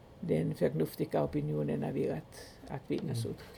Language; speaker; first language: Swedish; non-native, local second language; Finnish